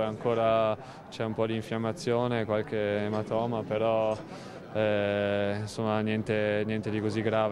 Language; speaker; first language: Italian; non-native, local second language; German